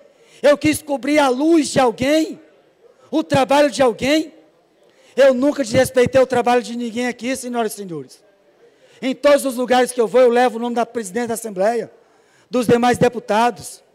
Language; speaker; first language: Portuguese; native; Portuguese